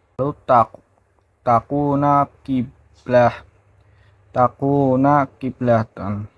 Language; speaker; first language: Arabic; non-native, learner; Indonesian